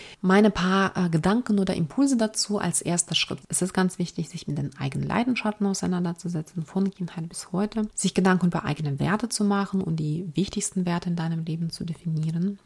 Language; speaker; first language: German; non-native, fluent; Ukrainian